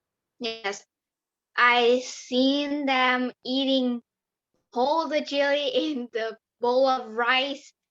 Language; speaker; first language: English; non-native, learner; Vietnamese